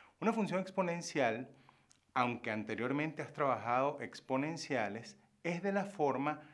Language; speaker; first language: Spanish; native; Spanish